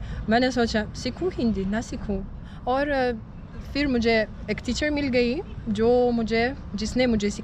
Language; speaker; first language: Hindi; non-native, fluent; Russian